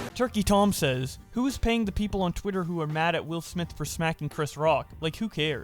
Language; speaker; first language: English; native; English